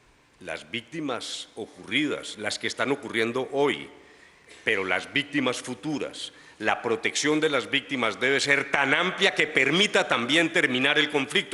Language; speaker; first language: Spanish; native; Spanish